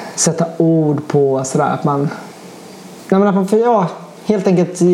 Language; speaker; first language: Swedish; native; Swedish